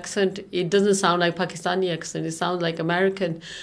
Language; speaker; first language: English; non-native, local second language; Urdu